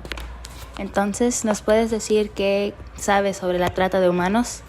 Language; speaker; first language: Spanish; early bilingual, heritage; Spanish